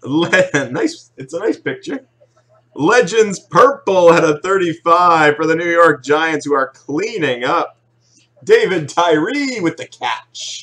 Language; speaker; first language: English; native; English